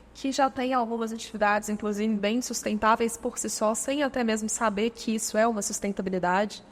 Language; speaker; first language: Portuguese; native; Portuguese